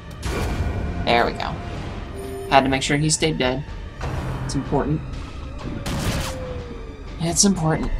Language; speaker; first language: English; native; English